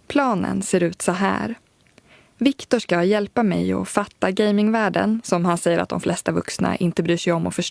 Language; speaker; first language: Swedish; native; Swedish